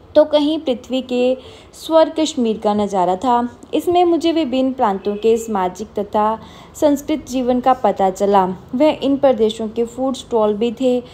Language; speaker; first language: Hindi; non-native, local second language; Punjabi